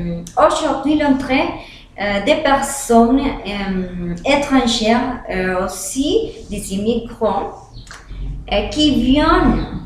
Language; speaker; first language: French; non-native, learner; Spanish